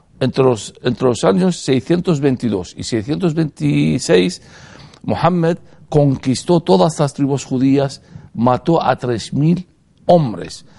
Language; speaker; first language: Spanish; non-native, fluent; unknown